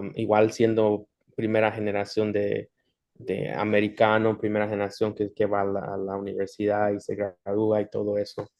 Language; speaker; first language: Spanish; early bilingual, heritage; Spanish